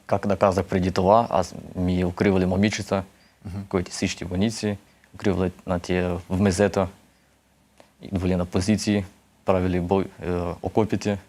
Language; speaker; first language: Bulgarian; early bilingual, heritage; Russian